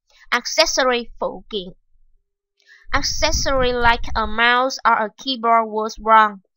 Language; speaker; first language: English; non-native, fluent; Vietnamese